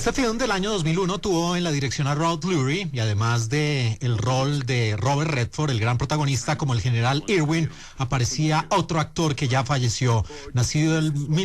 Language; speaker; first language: Spanish; native; Spanish